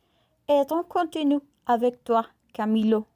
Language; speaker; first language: French; non-native, learner; Spanish